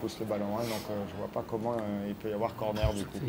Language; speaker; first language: French; native; French